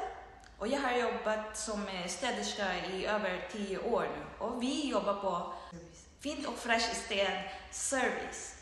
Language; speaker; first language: Swedish; non-native, fluent; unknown